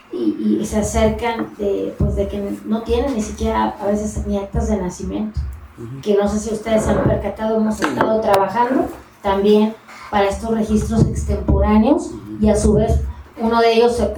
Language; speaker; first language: Spanish; native; Spanish